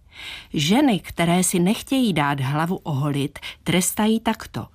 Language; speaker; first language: Czech; native; Czech